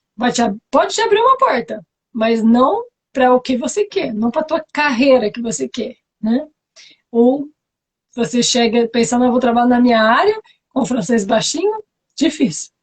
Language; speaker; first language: Portuguese; non-native, fluent; French